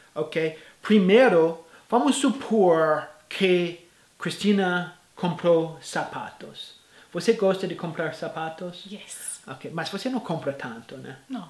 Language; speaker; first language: Portuguese; non-native, fluent; English